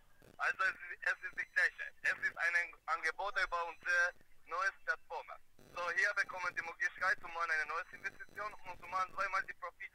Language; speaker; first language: German; non-native, learner; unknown